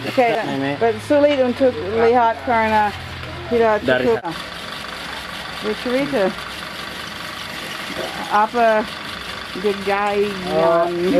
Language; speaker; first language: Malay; non-native, learner; English